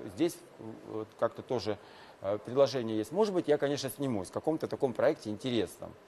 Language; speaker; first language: Russian; native; Russian